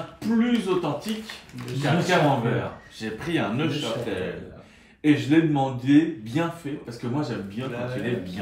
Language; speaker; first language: French; native; French